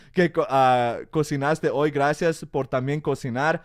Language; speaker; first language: Spanish; early bilingual, heritage; Spanish